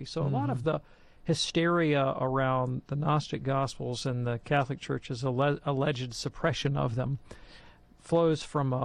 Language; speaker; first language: English; native; English